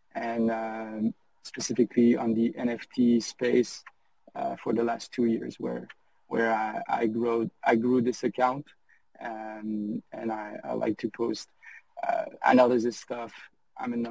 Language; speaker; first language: English; non-native, fluent; French